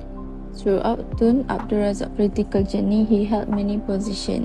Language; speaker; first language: English; non-native, local second language; Malay